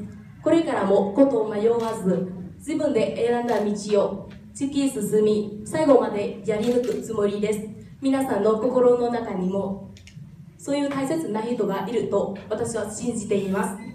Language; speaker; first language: Japanese; non-native, fluent; Vietnamese